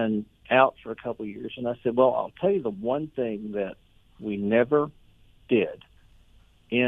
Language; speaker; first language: English; native; English